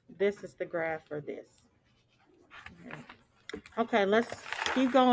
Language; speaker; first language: English; native; English